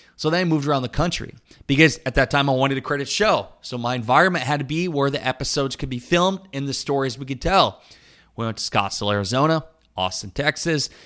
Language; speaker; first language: English; native; English